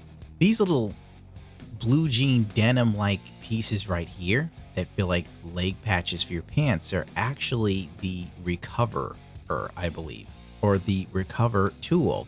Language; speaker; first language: English; native; English